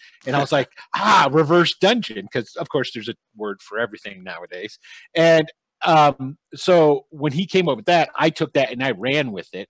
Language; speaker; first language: English; native; English